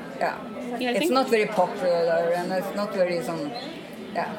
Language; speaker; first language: English; non-native, fluent; Norwegian